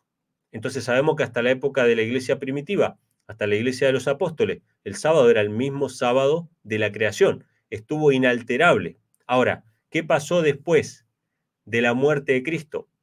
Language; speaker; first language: Spanish; native; Spanish